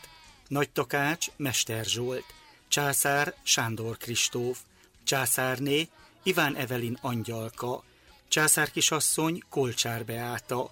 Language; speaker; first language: Hungarian; native; Hungarian